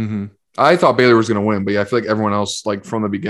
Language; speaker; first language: English; native; English